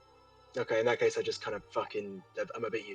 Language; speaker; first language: English; native; English